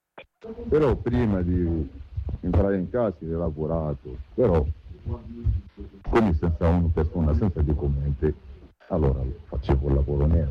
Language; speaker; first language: Italian; non-native, learner; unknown